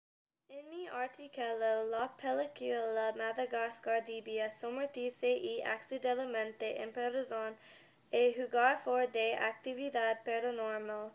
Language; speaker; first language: Spanish; non-native, learner; English